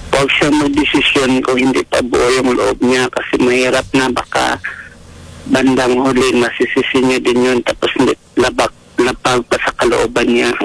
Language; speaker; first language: Filipino; non-native, local second language; Cebuano